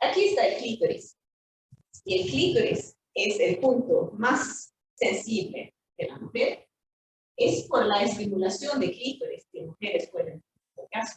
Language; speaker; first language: Spanish; non-native, fluent; Swedish